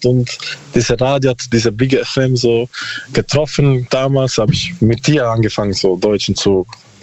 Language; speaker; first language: German; non-native, learner; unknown